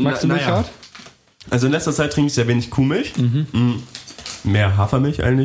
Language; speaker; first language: German; native; German